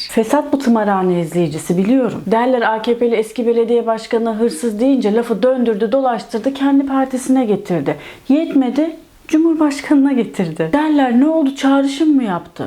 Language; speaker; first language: Turkish; native; Turkish